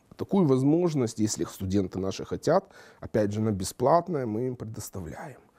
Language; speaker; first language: Russian; native; Russian